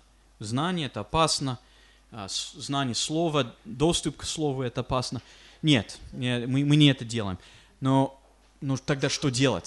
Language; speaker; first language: Russian; non-native, fluent; English